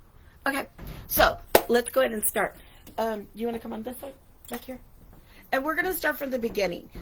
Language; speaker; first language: English; native; English